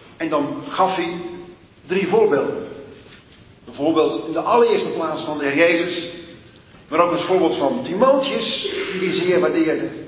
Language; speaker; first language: Dutch; native; Dutch